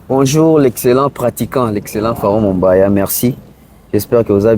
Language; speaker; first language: French; non-native, local second language; Lingala